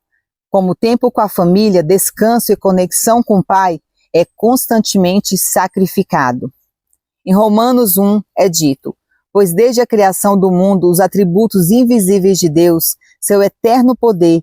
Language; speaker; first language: Portuguese; native; Portuguese